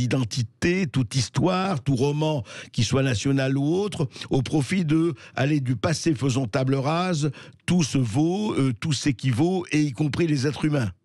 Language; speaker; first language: French; native; French